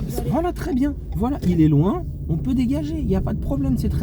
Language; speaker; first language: French; native; French